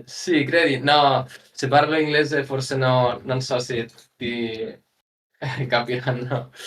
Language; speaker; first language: Italian; non-native, learner; Spanish